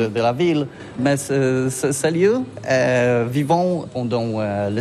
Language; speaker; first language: French; non-native, learner; Polish